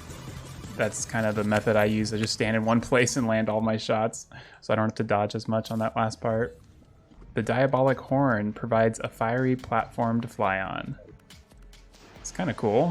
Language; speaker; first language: English; native; English